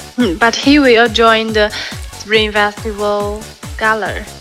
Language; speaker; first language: English; non-native, learner; Chinese